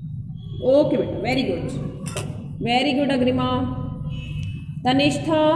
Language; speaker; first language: English; non-native, local second language; Hindi